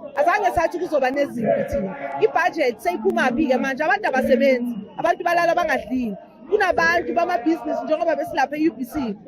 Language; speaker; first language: Zulu; native; Zulu